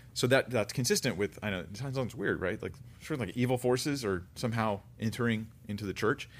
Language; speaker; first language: English; native; English